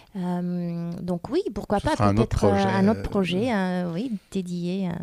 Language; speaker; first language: French; non-native, fluent; Romanian